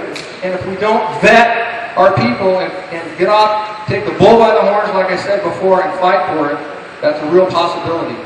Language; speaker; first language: English; native; English